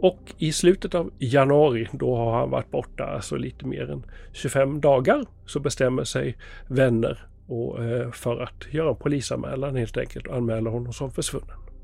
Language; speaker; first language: Swedish; native; Swedish